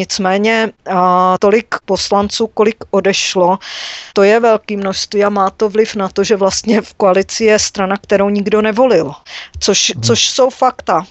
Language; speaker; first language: Czech; native; Czech